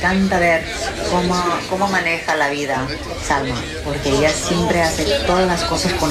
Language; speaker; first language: Spanish; early bilingual, heritage; English